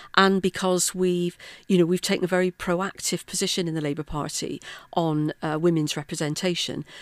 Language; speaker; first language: English; native; English